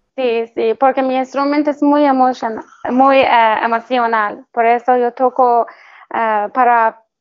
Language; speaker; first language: Spanish; non-native, learner; Persian